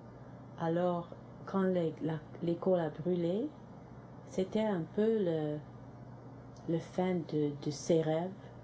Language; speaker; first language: French; non-native, local second language; English